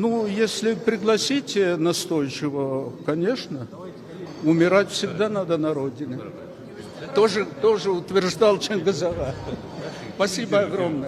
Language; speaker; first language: Russian; non-native, local second language; Kyrgyz